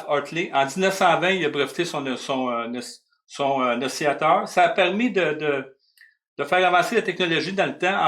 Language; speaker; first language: French; native; French